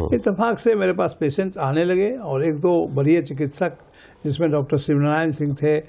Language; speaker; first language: Hindi; native; Hindi